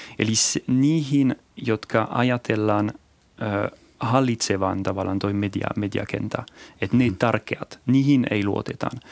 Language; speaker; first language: Finnish; non-native, fluent; French